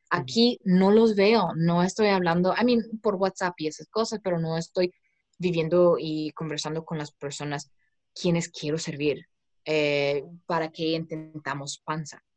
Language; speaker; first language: Spanish; non-native, fluent; English